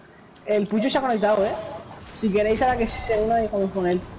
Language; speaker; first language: Spanish; native; Spanish